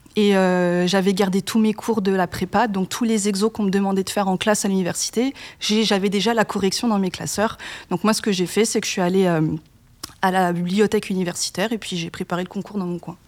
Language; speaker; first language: French; native; French